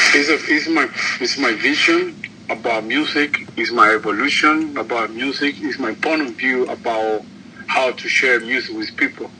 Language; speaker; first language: English; non-native, learner; Spanish